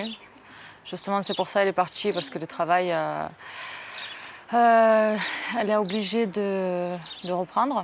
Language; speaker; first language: French; non-native, fluent; Ukrainian